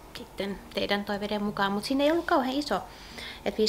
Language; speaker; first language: Finnish; native; Finnish